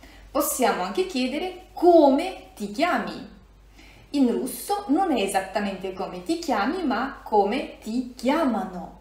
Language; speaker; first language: Italian; non-native, fluent; Russian